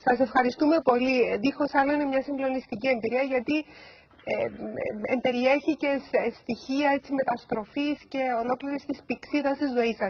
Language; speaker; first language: Greek; native; Greek